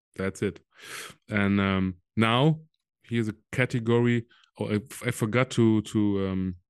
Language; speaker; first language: English; non-native, fluent; German